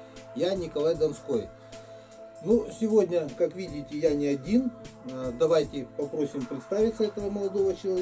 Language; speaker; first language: Russian; native; Russian